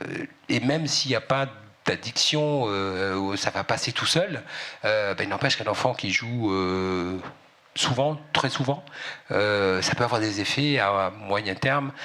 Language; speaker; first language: French; native; French